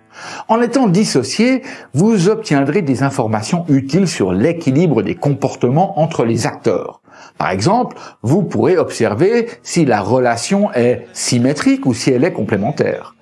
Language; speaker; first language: French; native; French